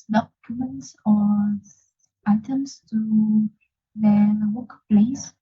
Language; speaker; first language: English; non-native, learner; Vietnamese